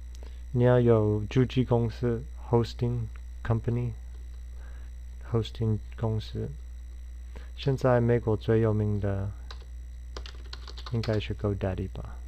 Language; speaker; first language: Chinese; non-native, fluent; English